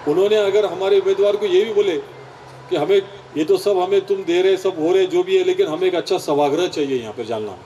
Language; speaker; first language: Hindi; non-native, local second language; Marathi